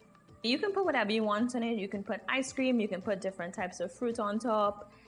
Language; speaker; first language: English; native; English